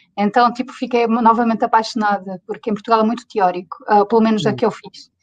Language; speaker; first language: Portuguese; native; Portuguese